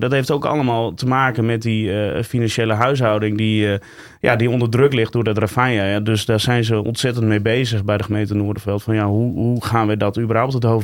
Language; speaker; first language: Dutch; native; Dutch